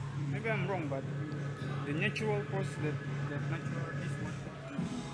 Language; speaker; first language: English; non-native, learner; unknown